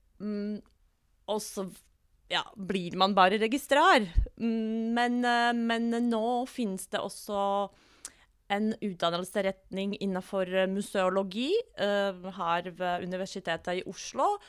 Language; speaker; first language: Norwegian; non-native, fluent; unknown